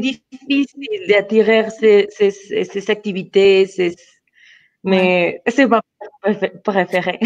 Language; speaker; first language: French; non-native, fluent; Spanish